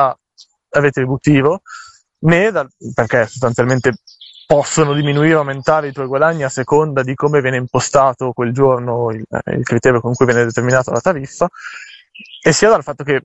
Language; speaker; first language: Italian; native; Italian